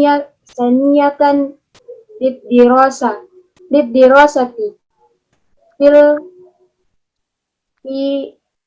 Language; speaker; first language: Arabic; non-native, learner; Indonesian